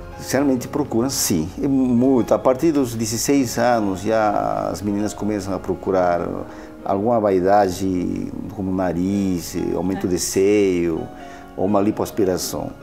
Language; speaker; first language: Portuguese; non-native, fluent; Spanish